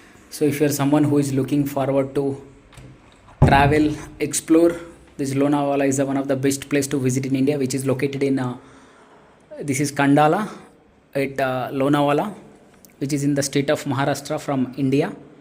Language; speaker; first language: English; non-native, local second language; Telugu